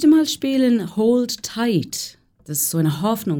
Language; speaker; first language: German; non-native, fluent; English